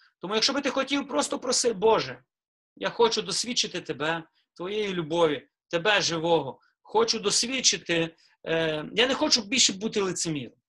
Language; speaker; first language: Ukrainian; native; Ukrainian